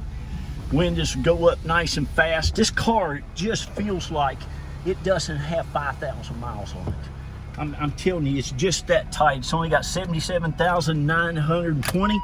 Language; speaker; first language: English; native; English